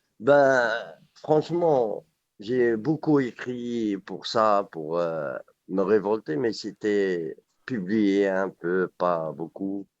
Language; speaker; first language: French; non-native, local second language; Arabic